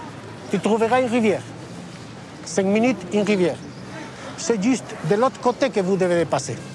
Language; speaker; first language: French; non-native, fluent; Spanish